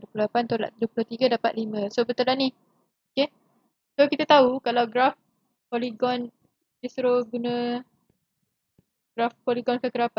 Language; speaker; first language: Malay; native; Malay